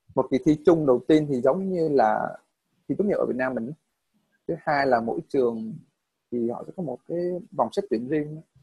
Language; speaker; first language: Vietnamese; native; Vietnamese